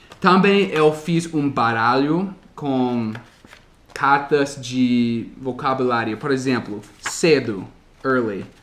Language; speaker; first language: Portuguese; non-native, fluent; English